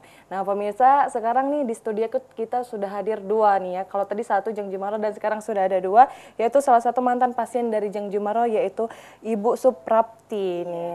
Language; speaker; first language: Indonesian; native; Indonesian